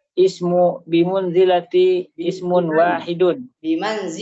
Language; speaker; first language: Arabic; non-native, learner; Indonesian